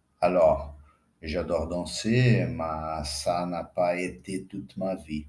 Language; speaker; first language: French; non-native, learner; Portuguese